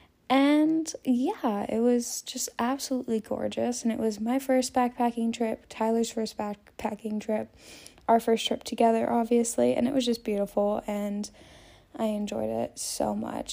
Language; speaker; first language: English; native; English